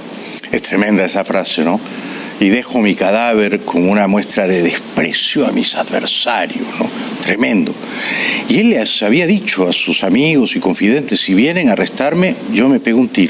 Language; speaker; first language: Spanish; native; Spanish